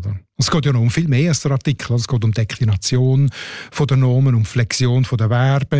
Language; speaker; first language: German; native; German